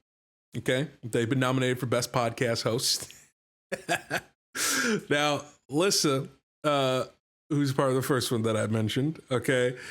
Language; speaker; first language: English; native; English